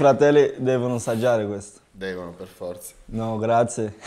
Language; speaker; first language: Italian; non-native, learner; Portuguese